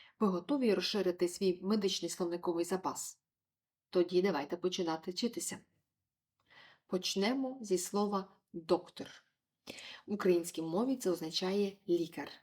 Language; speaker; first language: Ukrainian; native; Ukrainian